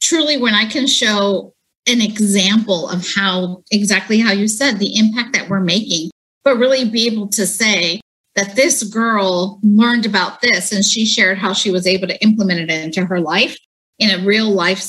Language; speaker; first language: English; native; English